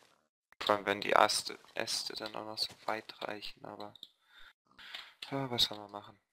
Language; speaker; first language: German; native; German